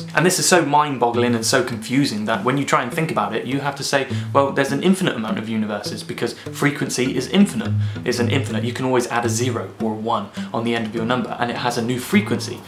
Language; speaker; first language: English; native; English